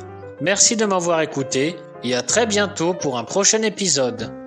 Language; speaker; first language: French; native; French